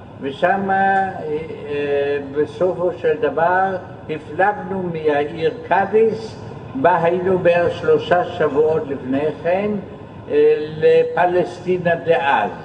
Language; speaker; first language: Hebrew; non-native, fluent; German